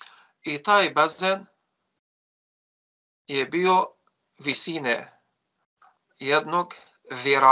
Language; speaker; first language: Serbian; non-native, fluent; Arabic